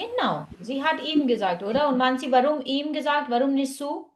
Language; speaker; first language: German; non-native, fluent; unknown